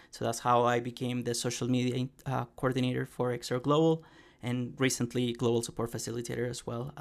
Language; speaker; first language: English; native; English